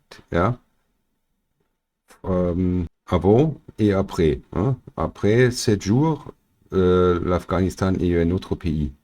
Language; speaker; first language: French; non-native, learner; German